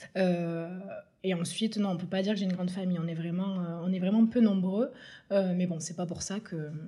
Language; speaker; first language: French; native; French